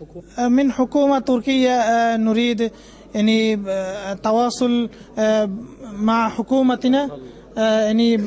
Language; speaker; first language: Arabic; non-native, learner; Bangla